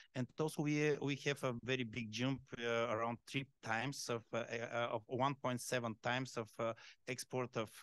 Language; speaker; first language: English; non-native, fluent; Bulgarian